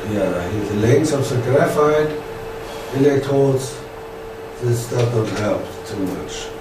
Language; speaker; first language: English; non-native, fluent; German